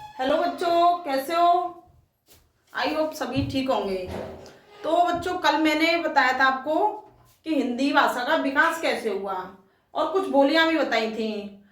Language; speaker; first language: Hindi; native; Hindi